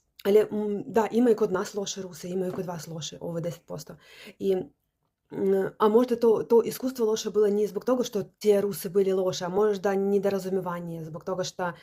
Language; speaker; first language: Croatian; non-native, learner; Russian